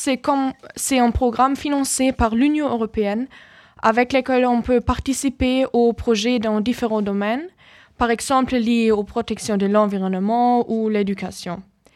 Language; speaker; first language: French; non-native, fluent; German